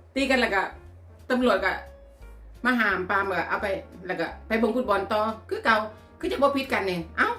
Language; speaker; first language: Thai; non-native, local second language; Northeastern Thai